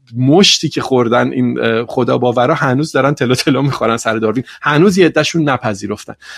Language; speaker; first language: Persian; non-native, local second language; Kurdish